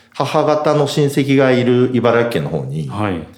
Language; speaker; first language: Japanese; native; Japanese